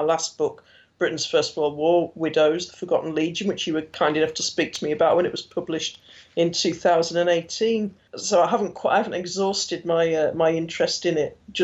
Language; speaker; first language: English; native; English